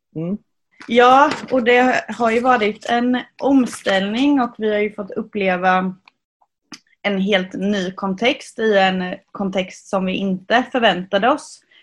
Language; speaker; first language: Swedish; native; Swedish